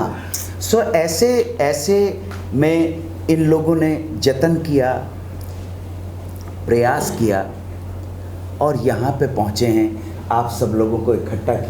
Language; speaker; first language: Hindi; native; Hindi